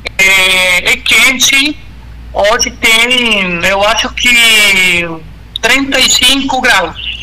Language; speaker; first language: Portuguese; non-native, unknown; Spanish